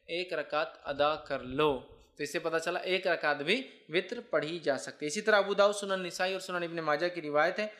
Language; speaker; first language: Urdu; native; Urdu